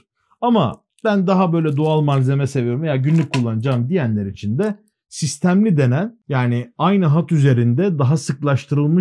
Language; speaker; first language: Turkish; native; Turkish